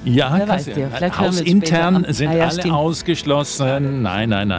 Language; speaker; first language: German; native; German